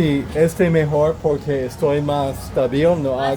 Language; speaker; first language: Spanish; non-native, learner; English